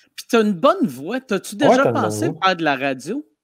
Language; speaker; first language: French; native; French